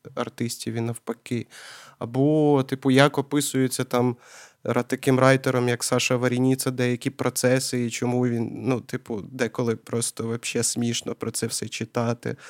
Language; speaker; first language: Ukrainian; non-native, local second language; Russian